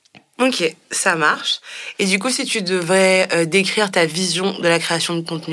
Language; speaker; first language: French; native; French